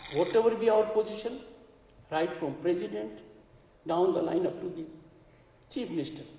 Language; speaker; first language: English; non-native, local second language; Hindi